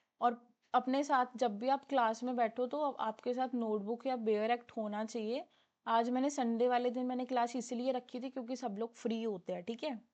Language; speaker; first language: Hindi; non-native, local second language; Punjabi